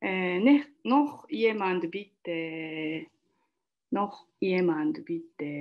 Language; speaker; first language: German; non-native, learner; Japanese